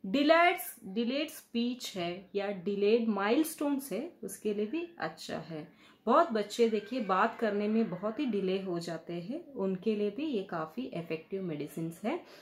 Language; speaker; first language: Hindi; non-native, local second language; Kannada